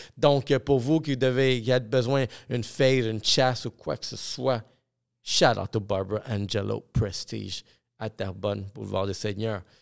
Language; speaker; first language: French; non-native, fluent; English